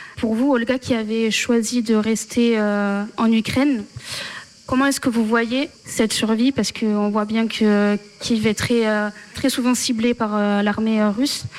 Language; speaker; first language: French; native; French